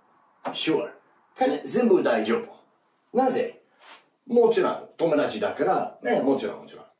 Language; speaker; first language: Japanese; non-native, learner; English